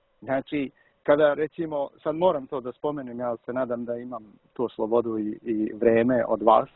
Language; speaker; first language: Serbian; early bilingual, heritage; Serbian